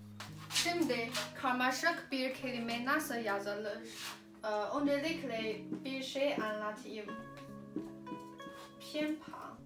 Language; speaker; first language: Turkish; non-native, learner; Chinese